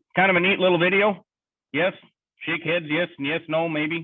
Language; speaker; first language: English; native; English